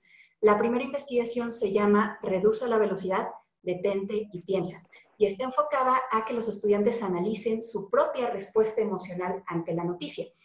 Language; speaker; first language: Spanish; native; Spanish